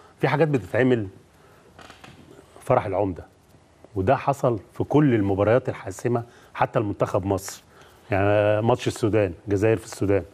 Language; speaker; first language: Arabic; native; Arabic